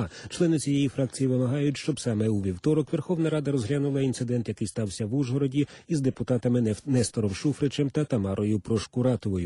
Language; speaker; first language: Ukrainian; native; Ukrainian